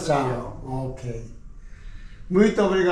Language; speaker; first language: Portuguese; non-native, learner; Korean